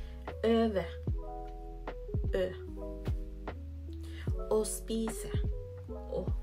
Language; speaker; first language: Norwegian; non-native, fluent; Filipino